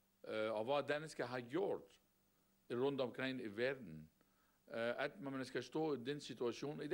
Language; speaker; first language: Danish; non-native, fluent; Arabic